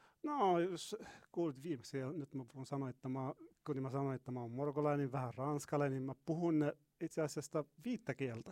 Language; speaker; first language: Finnish; non-native, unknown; Arabic